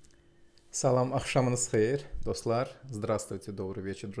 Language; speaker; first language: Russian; non-native, fluent; Azerbaijani